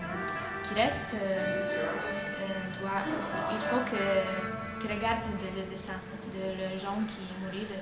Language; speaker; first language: French; non-native, learner; Polish